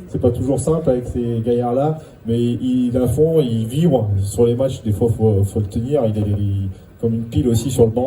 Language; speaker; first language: French; native; French